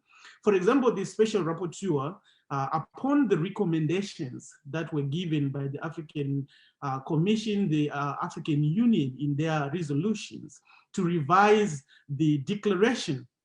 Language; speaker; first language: English; non-native, local second language; Shona